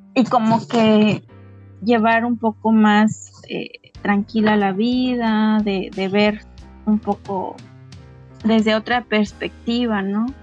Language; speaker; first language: Spanish; non-native, local second language; Nahuatl languages